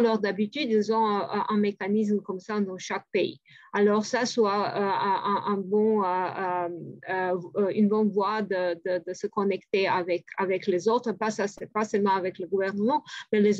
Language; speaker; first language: French; non-native, fluent; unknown